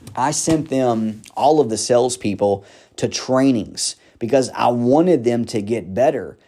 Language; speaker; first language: English; native; English